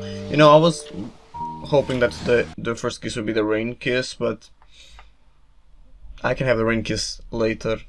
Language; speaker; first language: English; non-native, fluent; Portuguese